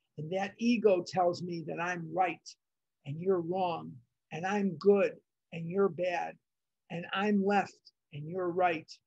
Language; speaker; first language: English; native; English